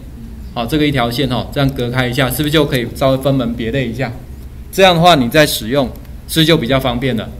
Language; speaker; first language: Chinese; native; Chinese